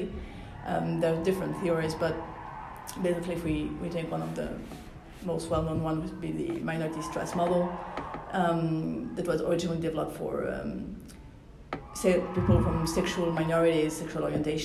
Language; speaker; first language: English; non-native, fluent; French